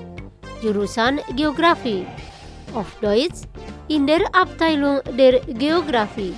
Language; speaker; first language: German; non-native, fluent; Indonesian